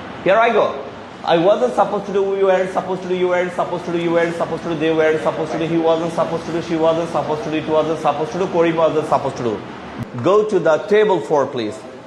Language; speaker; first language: English; non-native, local second language; Bangla